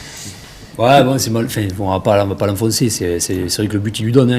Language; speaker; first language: French; native; French